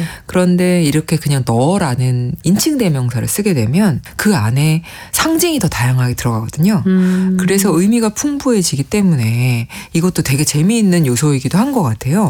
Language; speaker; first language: Korean; native; Korean